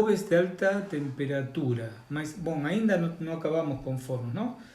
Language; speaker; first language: Portuguese; non-native, learner; Spanish